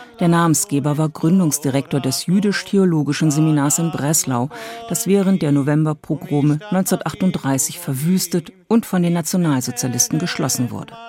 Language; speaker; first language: German; native; German